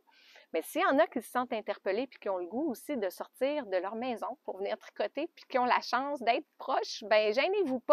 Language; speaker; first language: French; native; French